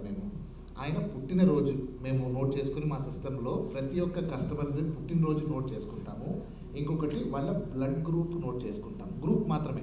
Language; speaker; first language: Telugu; native; Telugu